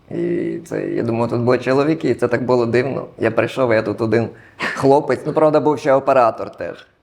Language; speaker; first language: Ukrainian; non-native, local second language; Russian